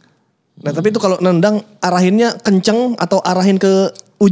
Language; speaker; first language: Indonesian; native; Indonesian